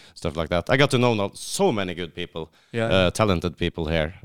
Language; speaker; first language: English; non-native, fluent; Norwegian